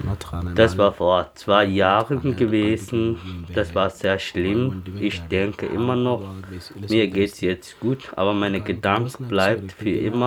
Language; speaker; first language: German; non-native, learner; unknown